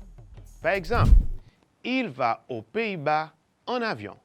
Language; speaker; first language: French; non-native, fluent; Spanish